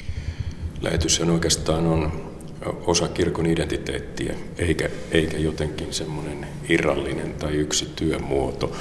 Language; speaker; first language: Finnish; native; Finnish